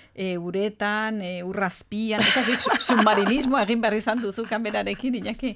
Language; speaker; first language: Basque; native; Basque